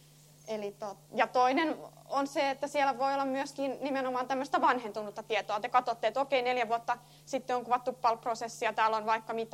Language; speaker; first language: Finnish; native; Finnish